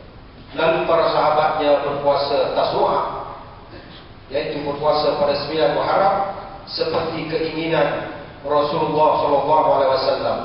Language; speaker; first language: Malay; native; Malay